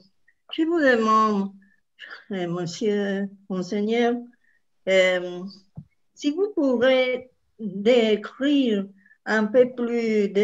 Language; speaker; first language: French; non-native, learner; Spanish